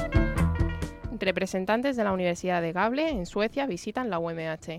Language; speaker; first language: Spanish; native; Spanish